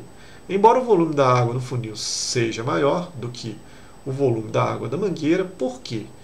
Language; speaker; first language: Portuguese; native; Portuguese